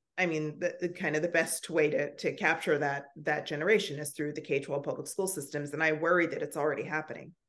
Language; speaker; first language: English; native; English